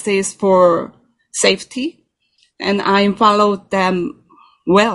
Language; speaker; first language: English; non-native, learner; Korean